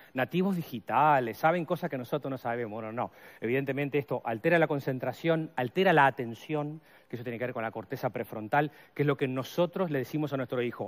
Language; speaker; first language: Spanish; native; Spanish